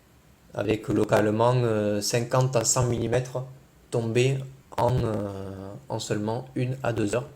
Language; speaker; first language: French; native; French